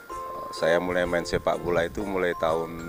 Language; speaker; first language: Indonesian; non-native, local second language; Minangkabau